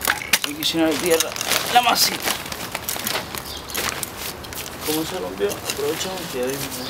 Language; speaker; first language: Spanish; native; Spanish